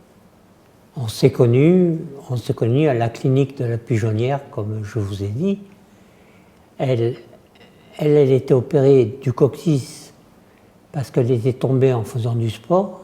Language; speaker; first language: French; native; French